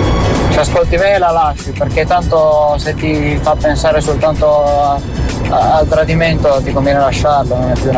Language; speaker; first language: Italian; native; Italian